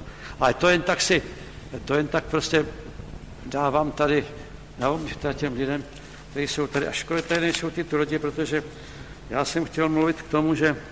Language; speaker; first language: Czech; native; Czech